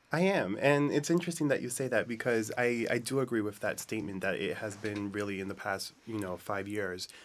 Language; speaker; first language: English; native; English